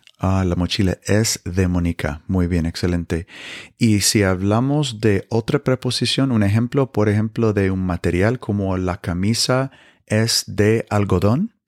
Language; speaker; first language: Spanish; non-native, fluent; English